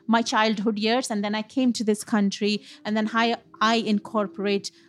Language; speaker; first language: English; non-native, local second language; Punjabi